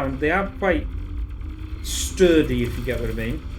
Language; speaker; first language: English; native; English